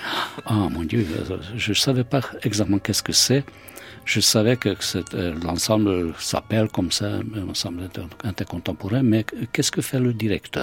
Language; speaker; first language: French; non-native, fluent; Hungarian